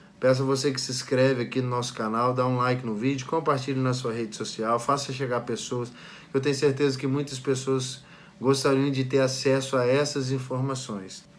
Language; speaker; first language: Portuguese; native; Portuguese